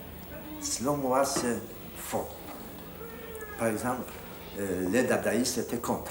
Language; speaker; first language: French; non-native, fluent; Polish